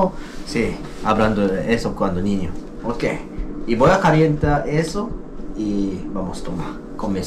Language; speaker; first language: Spanish; non-native, learner; Japanese